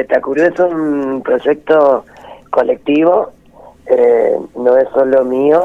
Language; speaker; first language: Spanish; native; Spanish